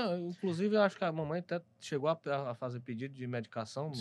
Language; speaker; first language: Portuguese; native; Portuguese